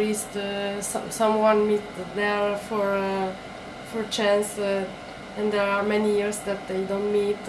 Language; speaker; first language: English; non-native, learner; Italian